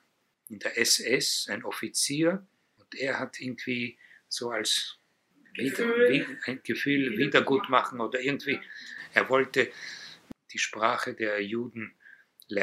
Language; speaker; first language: German; non-native, fluent; Hebrew